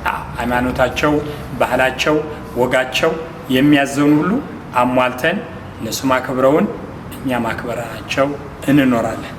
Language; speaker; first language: Amharic; native; Amharic